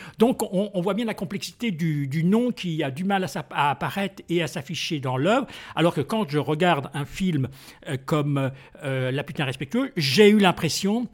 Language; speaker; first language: French; native; French